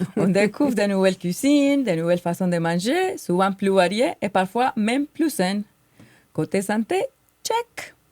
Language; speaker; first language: French; non-native, fluent; Spanish